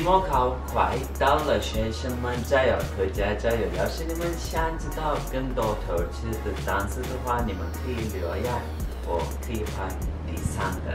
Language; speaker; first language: Chinese; non-native, learner; Turkish